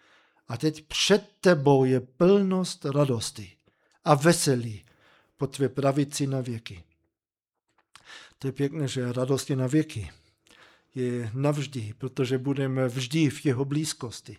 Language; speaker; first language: Czech; non-native, fluent; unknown